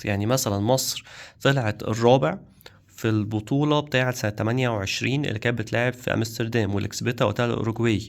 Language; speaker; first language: Arabic; native; Arabic